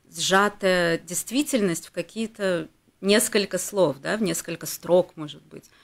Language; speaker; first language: Russian; native; Russian